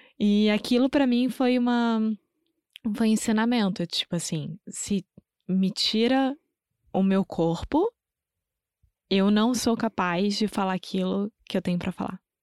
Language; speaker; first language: Portuguese; native; Portuguese